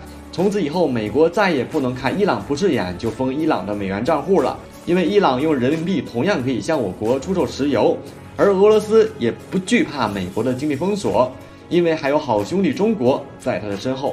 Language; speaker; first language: Chinese; native; Chinese